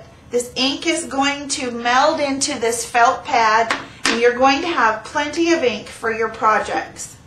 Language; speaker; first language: English; native; English